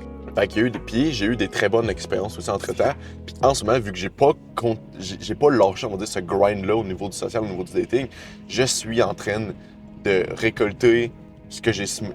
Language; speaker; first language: French; native; French